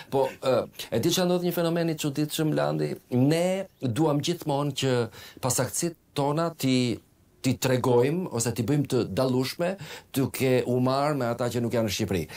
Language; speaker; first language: Albanian; native; Albanian